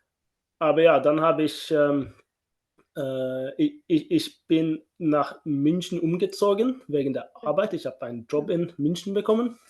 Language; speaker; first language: German; non-native, fluent; Norwegian